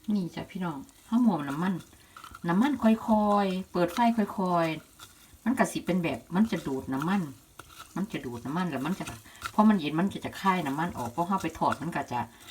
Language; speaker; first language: Thai; non-native, local second language; Northeastern Thai